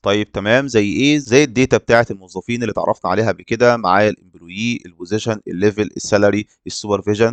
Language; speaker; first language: Arabic; native; Arabic